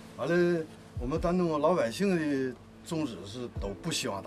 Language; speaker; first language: Chinese; native; Chinese